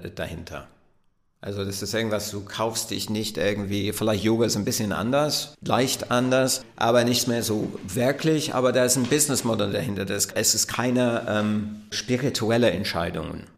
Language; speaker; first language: German; non-native, fluent; English